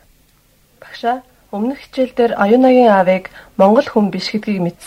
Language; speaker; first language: Mongolian; native; Mongolian